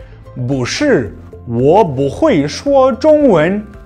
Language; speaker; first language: Chinese; non-native, fluent; Kazakh